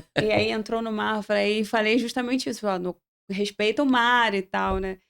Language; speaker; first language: Portuguese; native; Portuguese